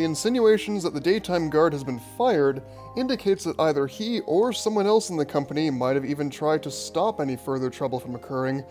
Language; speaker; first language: English; native; English